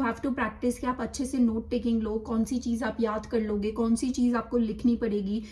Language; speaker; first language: Hindi; non-native, local second language; Gujarati